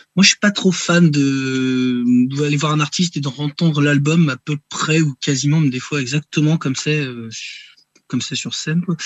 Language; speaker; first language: French; native; French